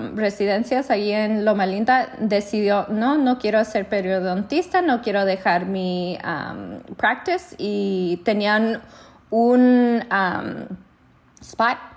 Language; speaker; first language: Spanish; early bilingual, heritage; Spanish